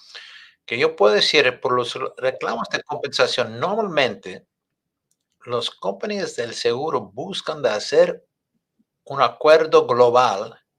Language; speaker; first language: Spanish; non-native, fluent; English